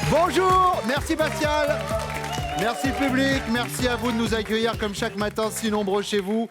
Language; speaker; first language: French; native; French